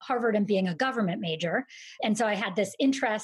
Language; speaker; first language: English; native; English